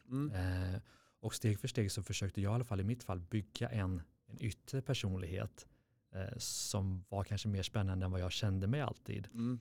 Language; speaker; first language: Swedish; native; Swedish